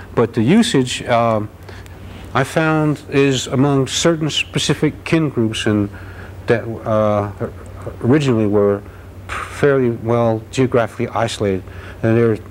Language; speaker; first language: English; native; English